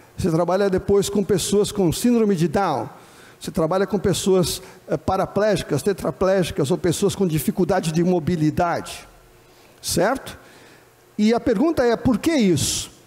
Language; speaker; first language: Portuguese; native; Portuguese